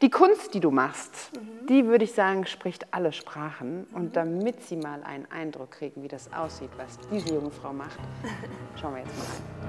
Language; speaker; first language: German; native; German